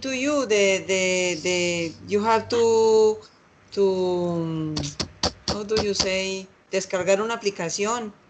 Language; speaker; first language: English; non-native, learner; Spanish